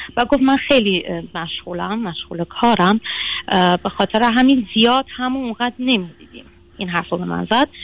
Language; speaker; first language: Persian; early bilingual, heritage; Persian